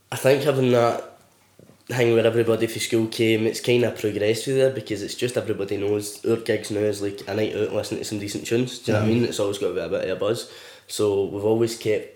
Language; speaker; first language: English; native; English